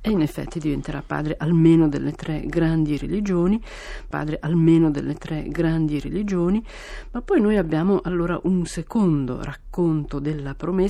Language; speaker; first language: Italian; native; Italian